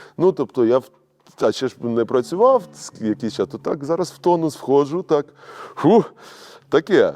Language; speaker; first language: Ukrainian; native; Ukrainian